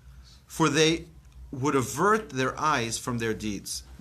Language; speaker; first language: English; native; English